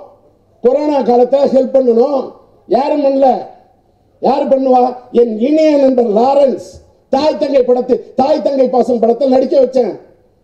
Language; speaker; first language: Tamil; native; Tamil